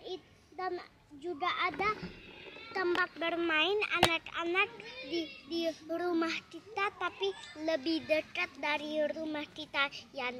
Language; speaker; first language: Indonesian; early bilingual, heritage; Indonesian